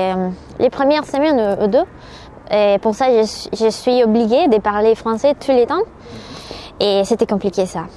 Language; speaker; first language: French; non-native, learner; Spanish